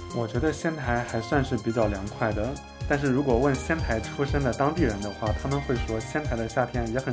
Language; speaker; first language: Chinese; native; Chinese